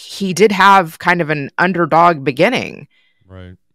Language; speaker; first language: English; native; English